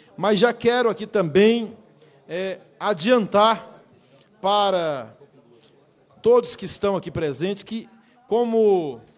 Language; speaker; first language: Portuguese; native; Portuguese